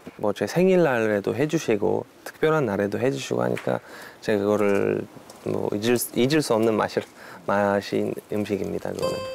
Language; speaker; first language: Korean; non-native, fluent; Uzbek